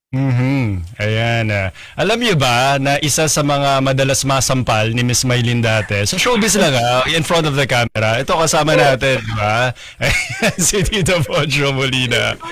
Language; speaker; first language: Filipino; native; Filipino